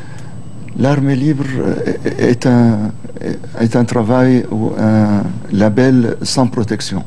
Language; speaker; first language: French; non-native, local second language; Arabic